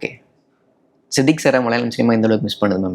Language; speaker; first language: Tamil; native; Tamil